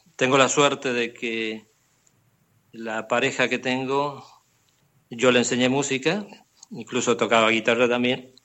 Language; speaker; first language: Spanish; native; Spanish